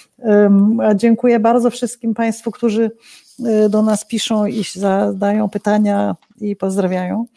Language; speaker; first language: Polish; native; Polish